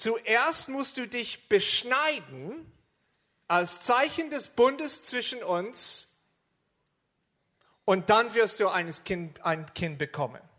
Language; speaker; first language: German; non-native, fluent; English